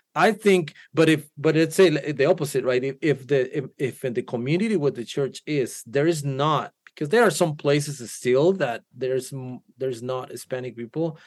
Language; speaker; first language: English; non-native, fluent; Spanish